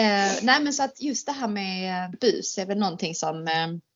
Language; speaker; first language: Swedish; native; Swedish